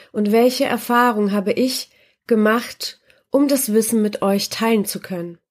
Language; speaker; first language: German; early bilingual, other home language; Polish